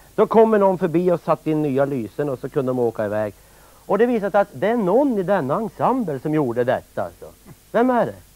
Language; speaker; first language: Swedish; native; Swedish